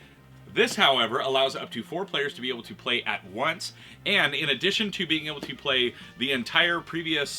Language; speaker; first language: English; native; English